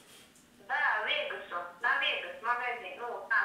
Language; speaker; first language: Russian; non-native, learner; Uzbek